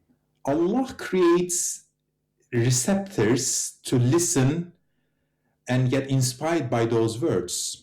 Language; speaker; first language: English; non-native, fluent; Turkish